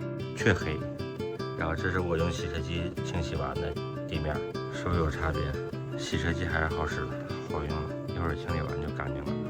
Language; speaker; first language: Chinese; native; Chinese